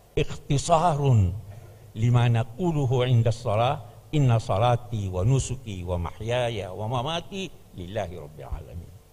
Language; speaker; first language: Arabic; non-native, fluent; Indonesian